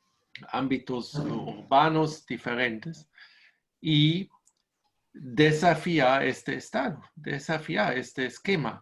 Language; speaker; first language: Spanish; non-native, fluent; German